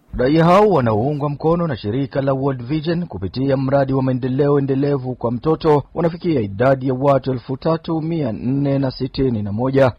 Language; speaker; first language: Swahili; non-native, local second language; Rundi